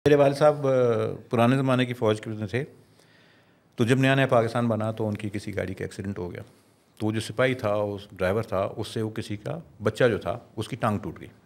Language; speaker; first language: Urdu; non-native, local second language; Punjabi